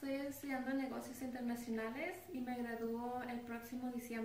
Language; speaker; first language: Spanish; early bilingual, heritage; Spanish